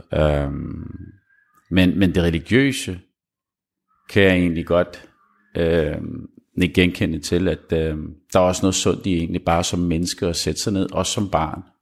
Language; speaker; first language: Danish; early bilingual, other home language; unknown